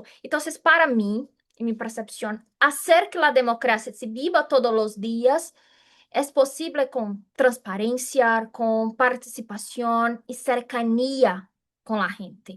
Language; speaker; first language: Spanish; non-native, fluent; Portuguese